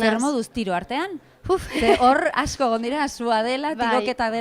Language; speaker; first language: Basque; native; Basque